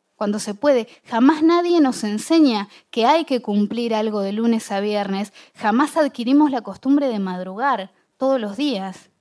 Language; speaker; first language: Spanish; native; Spanish